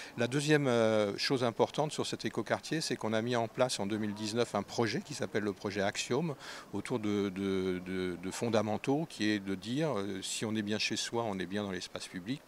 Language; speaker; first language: French; native; French